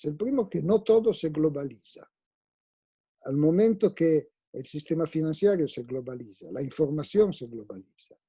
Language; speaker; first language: Spanish; non-native, fluent; Italian